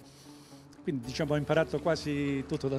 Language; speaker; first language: Italian; native; Italian